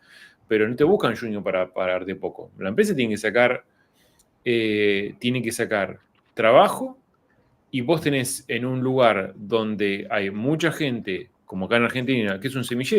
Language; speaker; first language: Spanish; native; Spanish